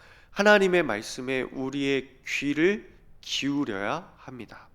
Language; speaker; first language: Korean; native; Korean